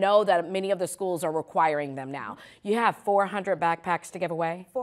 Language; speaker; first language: English; native; English